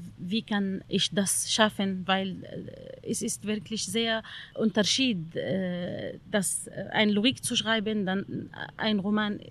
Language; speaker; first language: German; non-native, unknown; Arabic